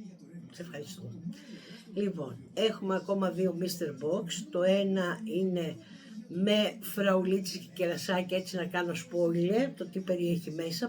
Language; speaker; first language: Greek; native; Greek